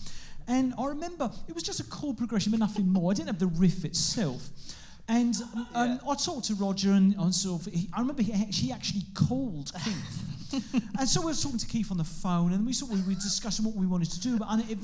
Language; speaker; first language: English; non-native, local second language; Welsh